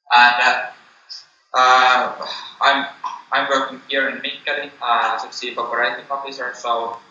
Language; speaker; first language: English; non-native, fluent; Finnish